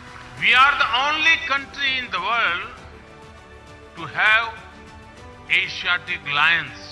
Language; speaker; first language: English; non-native, local second language; Hindi